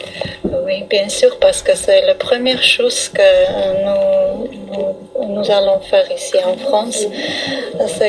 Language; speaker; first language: French; non-native, learner; Armenian